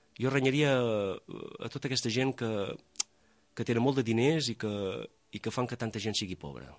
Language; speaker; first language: Catalan; native; Catalan